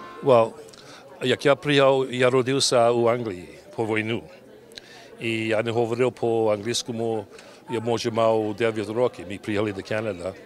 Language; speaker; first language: Ukrainian; early bilingual, heritage; Ukrainian